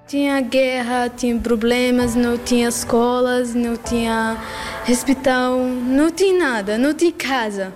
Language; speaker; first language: Portuguese; non-native, learner; Arabic